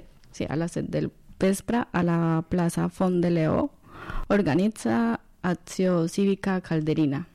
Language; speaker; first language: Catalan; non-native, learner; Spanish